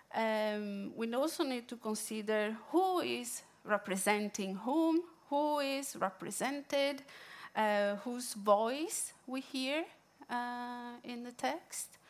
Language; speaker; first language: English; non-native, fluent; Italian